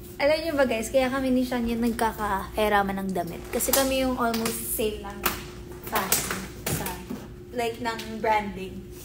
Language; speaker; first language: Filipino; native; Filipino